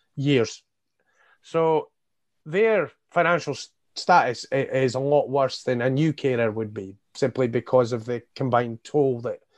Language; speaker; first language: English; native; English